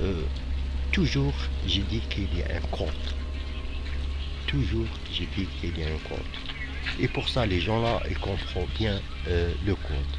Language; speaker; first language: French; non-native, fluent; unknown